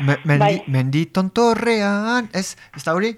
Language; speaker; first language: Basque; native; Basque